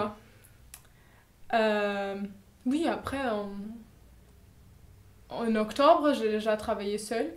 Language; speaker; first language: French; non-native, fluent; German